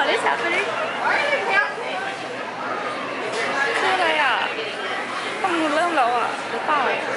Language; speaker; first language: Thai; native; Thai